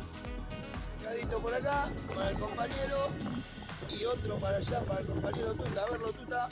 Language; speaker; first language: Spanish; native; Spanish